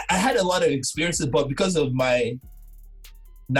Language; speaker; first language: English; non-native, local second language; Yoruba